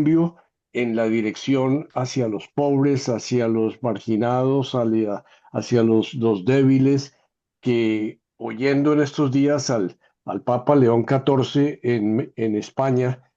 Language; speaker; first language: Spanish; native; Spanish